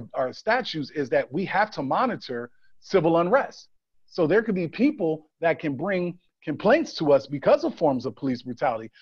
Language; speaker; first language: English; native; English